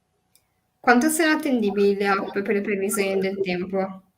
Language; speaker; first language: Italian; native; Italian